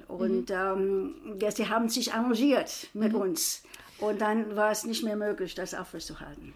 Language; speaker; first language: German; non-native, fluent; English